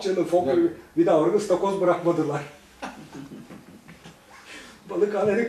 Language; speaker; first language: Turkish; native; Turkish